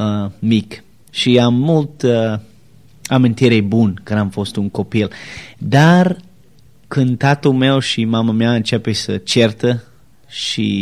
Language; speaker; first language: Romanian; non-native, learner; English